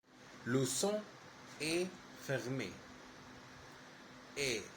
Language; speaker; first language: French; non-native, fluent; Arabic